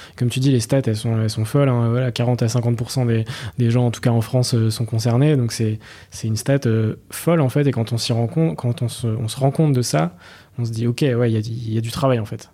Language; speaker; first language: French; native; French